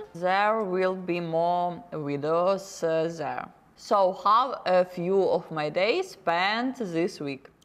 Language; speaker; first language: English; non-native, learner; Ukrainian